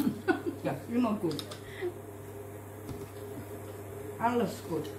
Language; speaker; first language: German; non-native, learner; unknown